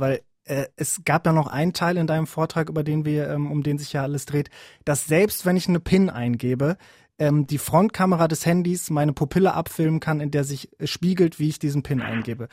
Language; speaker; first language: German; native; German